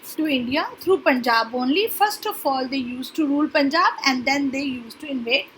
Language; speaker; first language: English; non-native, local second language; Punjabi